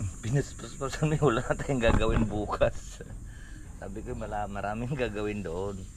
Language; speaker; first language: Filipino; non-native, local second language; Cebuano